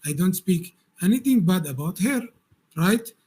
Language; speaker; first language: English; non-native, learner; Arabic